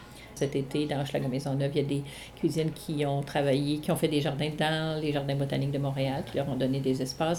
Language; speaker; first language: French; native; French